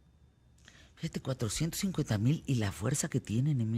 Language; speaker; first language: Spanish; native; Spanish